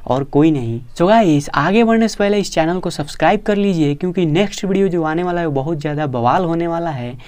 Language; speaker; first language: Hindi; native; Hindi